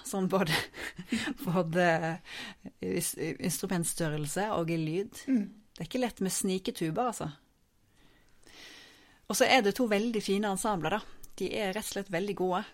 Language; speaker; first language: Norwegian; native; Norwegian